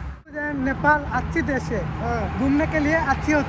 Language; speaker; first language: Hindi; non-native, learner; Bangla